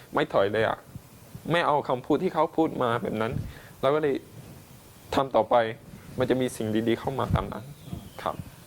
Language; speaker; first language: Thai; non-native, local second language; Pattani Malay